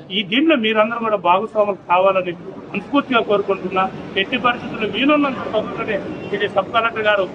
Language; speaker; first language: Telugu; native; Telugu